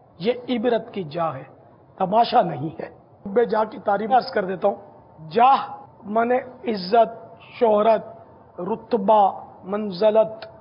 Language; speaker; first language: Urdu; non-native, local second language; Memoni